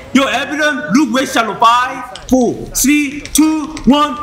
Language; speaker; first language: English; non-native, learner; Korean